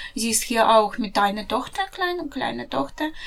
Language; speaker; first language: German; non-native, learner; Russian